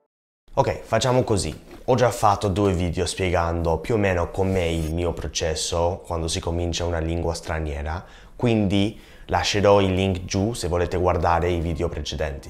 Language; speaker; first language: Italian; non-native, fluent; English